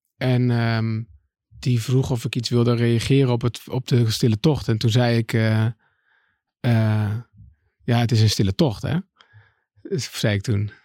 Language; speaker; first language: Dutch; native; Dutch